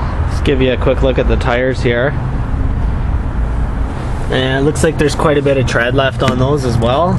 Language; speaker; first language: English; native; English